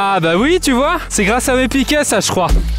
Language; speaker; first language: French; native; French